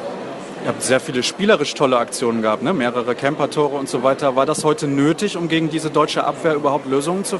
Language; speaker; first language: German; native; German